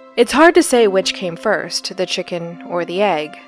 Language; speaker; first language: English; early bilingual, other home language; Filipino